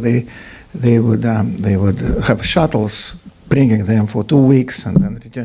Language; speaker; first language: English; non-native, fluent; Russian